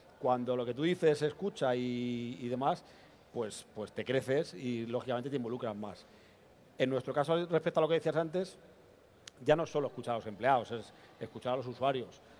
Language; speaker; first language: Spanish; native; Spanish